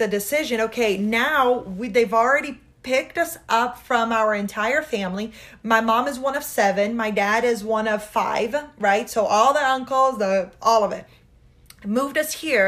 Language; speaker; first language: English; early bilingual, other home language; Portuguese